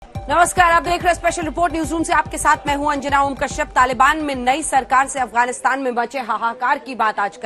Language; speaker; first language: Hindi; native; Hindi